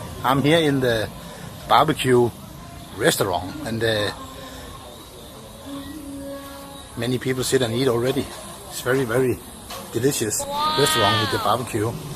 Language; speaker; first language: English; non-native, learner; Thai